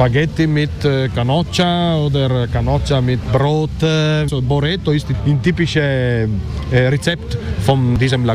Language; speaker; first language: German; non-native, learner; Italian